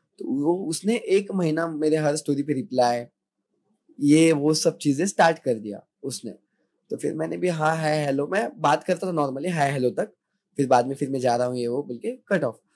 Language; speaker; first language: Hindi; non-native, local second language; Marathi